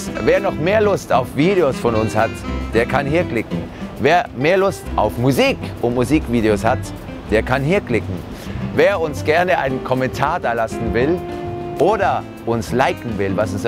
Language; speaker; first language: German; native; German